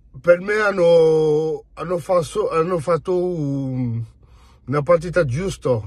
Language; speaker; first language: Italian; non-native, fluent; French